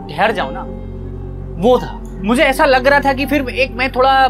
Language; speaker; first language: Hindi; native; Hindi